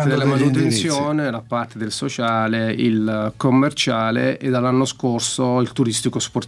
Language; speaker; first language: Italian; native; Italian